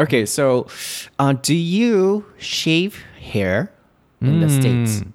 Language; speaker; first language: English; non-native, learner; Japanese